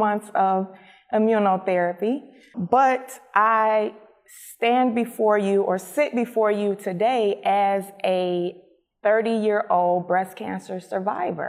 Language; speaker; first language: English; native; English